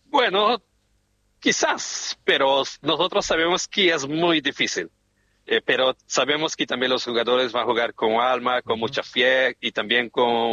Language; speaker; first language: Spanish; non-native, fluent; Portuguese